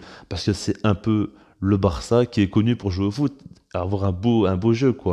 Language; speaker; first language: French; native; French